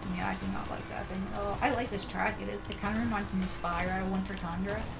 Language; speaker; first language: English; native; English